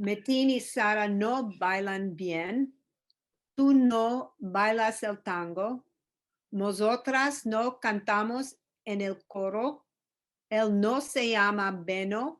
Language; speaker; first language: Spanish; non-native, learner; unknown